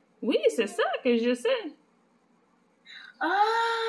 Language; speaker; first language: French; non-native, fluent; English